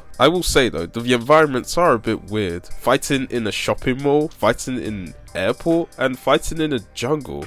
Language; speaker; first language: English; native; English